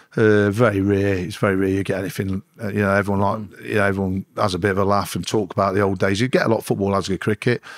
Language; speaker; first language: English; native; English